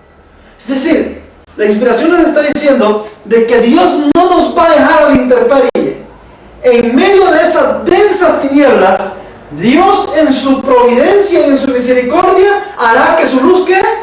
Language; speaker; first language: Spanish; native; Spanish